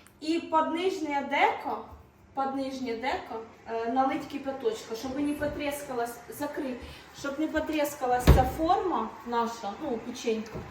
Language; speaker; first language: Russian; non-native, local second language; Ukrainian